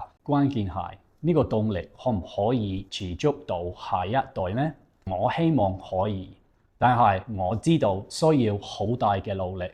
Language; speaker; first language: Cantonese; non-native, fluent; English